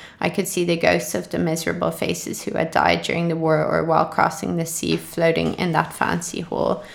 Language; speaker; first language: English; native; English